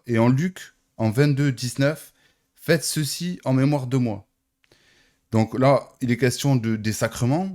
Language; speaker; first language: French; native; French